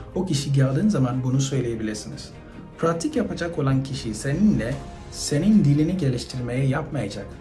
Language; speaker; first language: Turkish; non-native, fluent; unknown